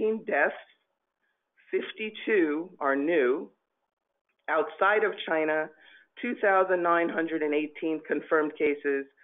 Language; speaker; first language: English; native; English